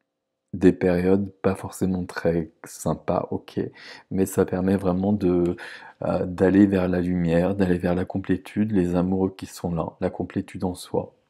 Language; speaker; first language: French; native; French